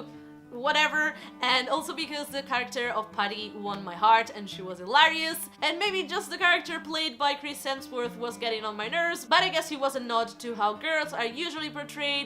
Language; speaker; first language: English; non-native, fluent; Italian